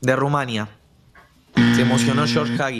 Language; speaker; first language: Spanish; native; Spanish